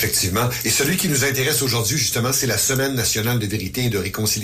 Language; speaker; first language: French; native; French